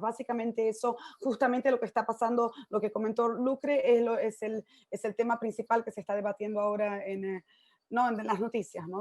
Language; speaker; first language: Spanish; native; Spanish